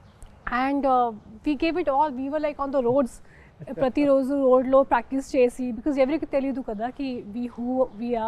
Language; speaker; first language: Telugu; non-native, local second language; Hindi